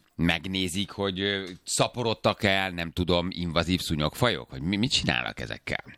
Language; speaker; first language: Hungarian; native; Hungarian